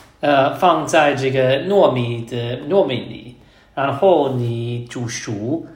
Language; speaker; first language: Chinese; non-native, learner; English